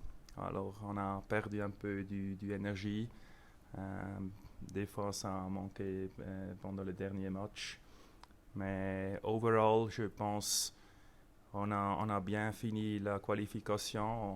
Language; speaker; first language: French; non-native, local second language; German